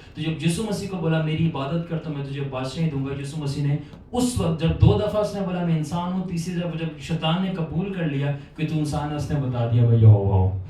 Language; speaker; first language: Urdu; native; Urdu